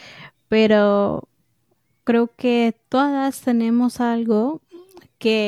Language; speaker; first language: Spanish; early bilingual, heritage; English